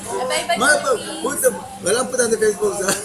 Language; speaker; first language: Filipino; non-native, learner; Persian